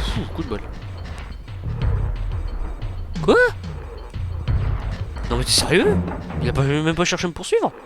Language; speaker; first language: French; native; French